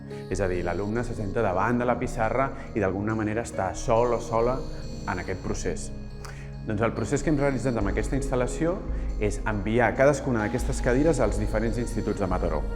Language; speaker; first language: Catalan; native; Catalan